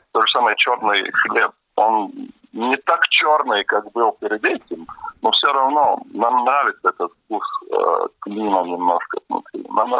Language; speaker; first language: Russian; non-native, local second language; Latvian